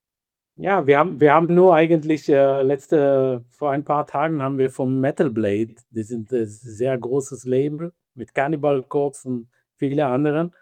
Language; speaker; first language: German; non-native, fluent; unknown